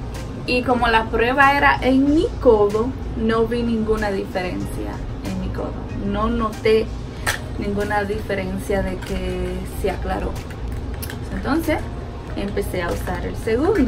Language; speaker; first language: Spanish; early bilingual, heritage; Spanish